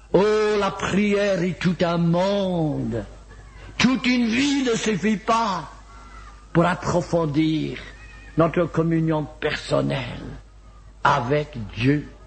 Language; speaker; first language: French; non-native, fluent; Welsh